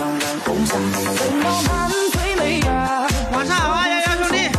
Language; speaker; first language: Chinese; native; Chinese